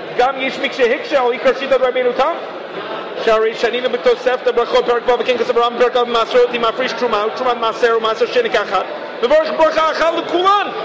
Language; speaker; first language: Hebrew; non-native, fluent; English